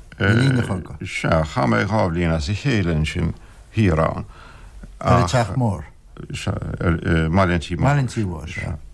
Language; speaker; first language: Irish; non-native, local second language; English